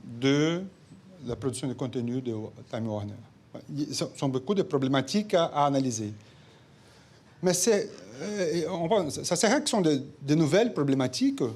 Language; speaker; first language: French; non-native, fluent; Portuguese